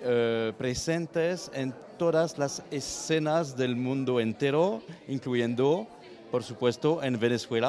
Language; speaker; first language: Spanish; non-native, fluent; French